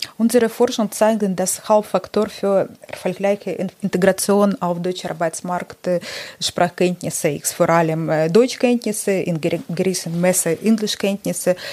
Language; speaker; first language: German; non-native, learner; Ukrainian